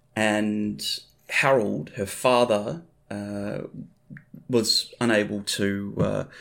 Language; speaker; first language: English; native; English